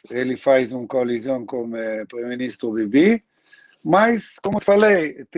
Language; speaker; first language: Portuguese; non-native, learner; Hebrew